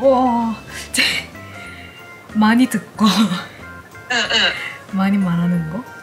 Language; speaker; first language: Korean; non-native, learner; Japanese